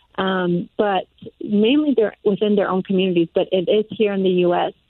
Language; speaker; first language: English; early bilingual, other home language; Persian